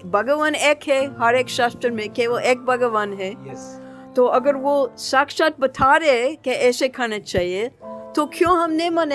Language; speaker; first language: Hindi; non-native, fluent; English